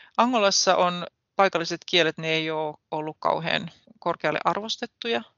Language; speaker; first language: Finnish; native; Finnish